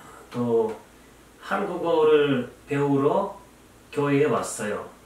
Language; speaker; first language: Korean; non-native, fluent; Russian